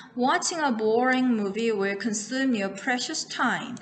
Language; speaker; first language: English; non-native, fluent; Korean